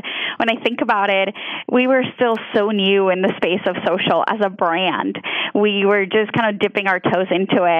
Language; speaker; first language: English; non-native, fluent; Spanish